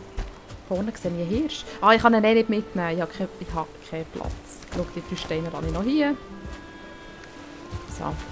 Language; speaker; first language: German; native; German